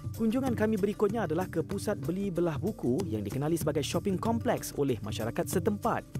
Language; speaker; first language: Malay; native; Malay